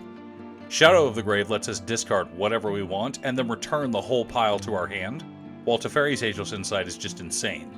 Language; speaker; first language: English; native; English